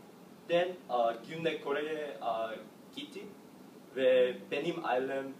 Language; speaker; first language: Turkish; non-native, learner; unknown